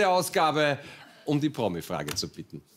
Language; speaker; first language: German; native; German